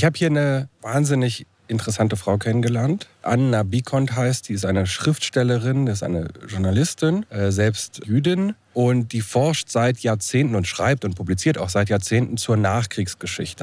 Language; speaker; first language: German; native; German